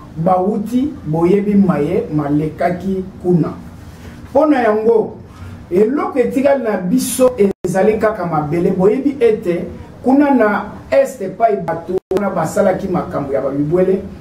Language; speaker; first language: Lingala; non-native, local second language; Kituba (Democratic Republic of Congo)